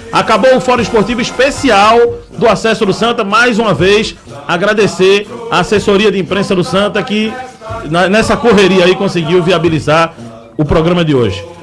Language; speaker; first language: Portuguese; native; Portuguese